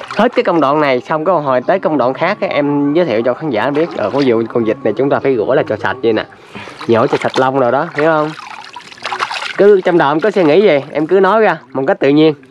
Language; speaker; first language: Vietnamese; native; Vietnamese